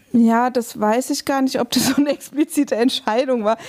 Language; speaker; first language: German; native; German